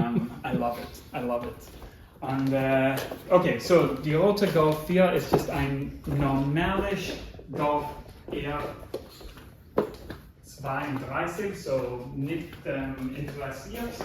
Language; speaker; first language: German; non-native, learner; English